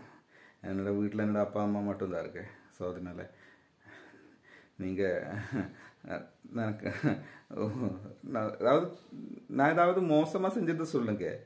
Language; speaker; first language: Tamil; non-native, learner; Malayalam